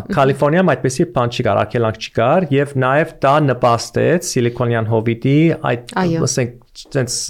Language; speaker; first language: Armenian; early bilingual, heritage; Armenian